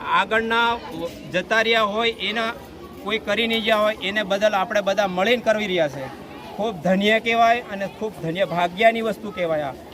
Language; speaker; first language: Gujarati; non-native, local second language; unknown